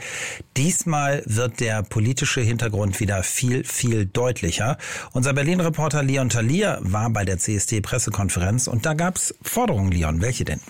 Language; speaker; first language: German; native; German